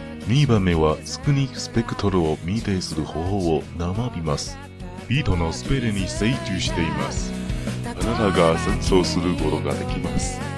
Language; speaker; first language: Japanese; non-native, learner; Chinese